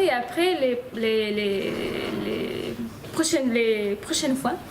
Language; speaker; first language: French; non-native, fluent; Spanish